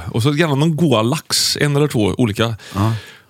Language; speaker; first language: Swedish; native; Swedish